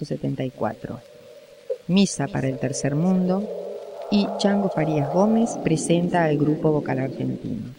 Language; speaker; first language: Spanish; native; Spanish